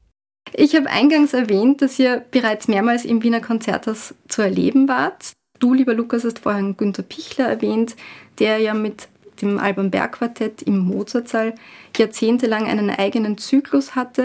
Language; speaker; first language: German; native; German